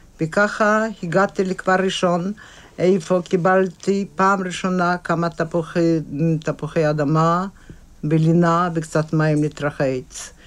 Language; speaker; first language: Hebrew; non-native, fluent; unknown